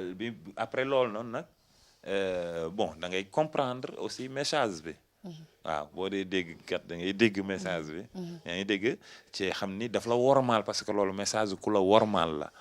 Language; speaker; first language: Wolof; non-native, local second language; Fula